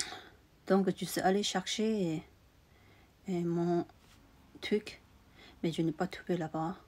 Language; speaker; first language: French; non-native, learner; Tibetan